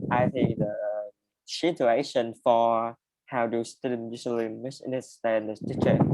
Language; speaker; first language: English; non-native, learner; Vietnamese